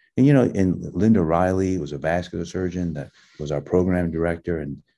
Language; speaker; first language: English; early bilingual, other home language; Min Nan Chinese